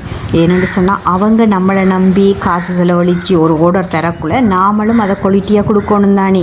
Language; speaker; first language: Tamil; native; Tamil